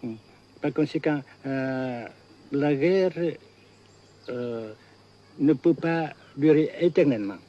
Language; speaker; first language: French; non-native, fluent; Vietnamese